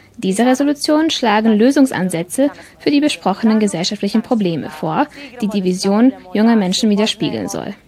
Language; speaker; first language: German; non-native, fluent; Serbian